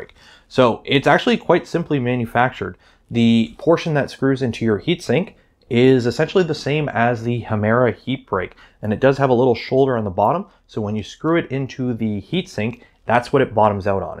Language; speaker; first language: English; native; English